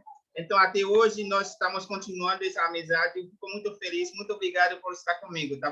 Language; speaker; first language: Portuguese; non-native, fluent; Haitian Creole